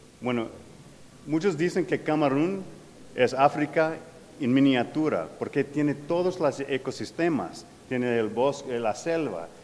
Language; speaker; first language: Spanish; non-native, learner; English